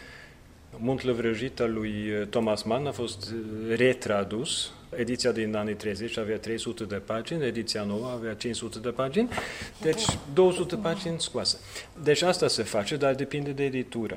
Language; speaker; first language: Romanian; non-native, fluent; Norwegian